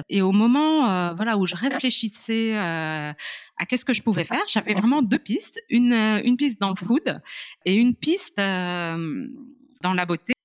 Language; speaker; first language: French; non-native, local second language; Arabic